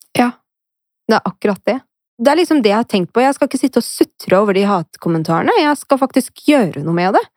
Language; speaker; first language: Norwegian; early bilingual, other home language; Arabic